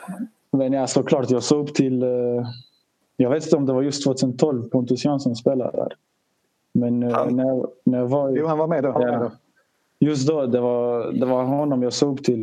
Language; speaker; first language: Swedish; early bilingual, other home language; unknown